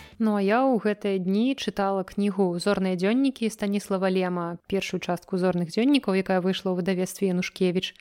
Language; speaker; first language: Belarusian; non-native, local second language; Russian